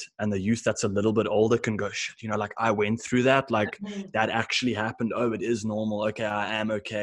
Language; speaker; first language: English; native; English